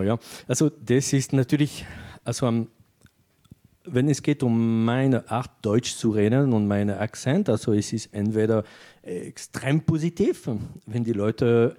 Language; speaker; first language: German; non-native, fluent; French